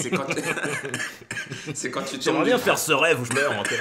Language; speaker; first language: French; native; French